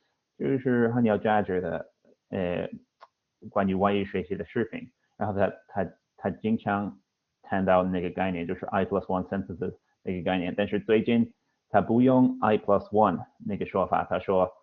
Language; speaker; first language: Chinese; non-native, fluent; English